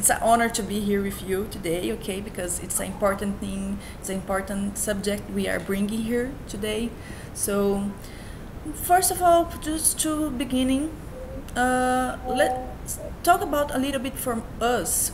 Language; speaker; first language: English; non-native, fluent; Portuguese